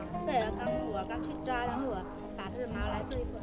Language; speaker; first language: Chinese; non-native, learner; Vietnamese